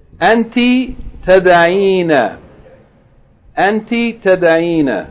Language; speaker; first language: Arabic; non-native, fluent; English